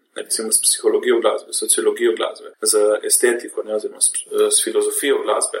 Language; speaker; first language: Slovenian; native; Slovenian